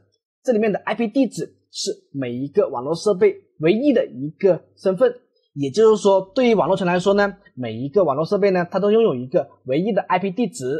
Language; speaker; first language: Chinese; native; Chinese